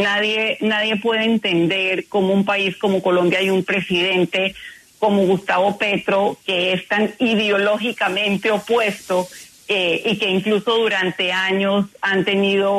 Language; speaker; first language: Spanish; native; Spanish